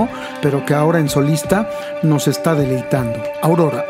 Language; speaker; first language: Spanish; native; Spanish